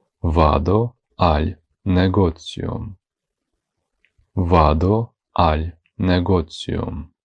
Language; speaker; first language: Italian; non-native, fluent; Ukrainian